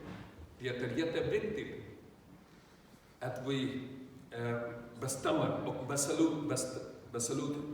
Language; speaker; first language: Swedish; non-native, learner; Urdu